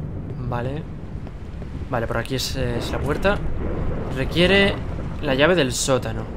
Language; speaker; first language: Spanish; native; Spanish